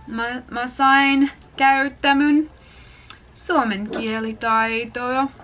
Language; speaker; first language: Finnish; non-native, learner; English